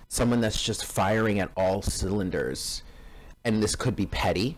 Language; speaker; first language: English; native; English